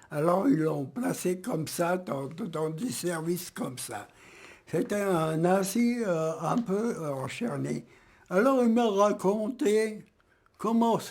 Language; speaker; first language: French; early bilingual, other home language; German